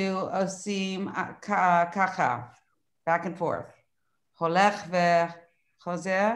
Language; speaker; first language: Hebrew; non-native, learner; English